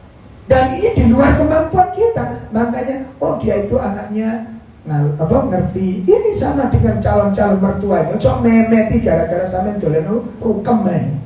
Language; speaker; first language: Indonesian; non-native, local second language; Javanese